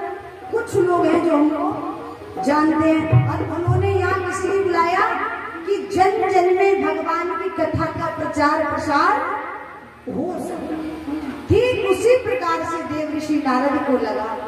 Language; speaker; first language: Hindi; native; Hindi